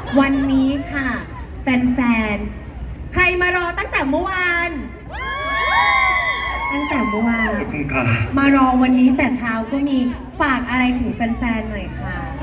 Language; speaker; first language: Thai; native; Thai